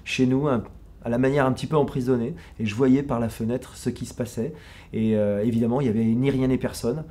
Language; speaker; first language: French; native; French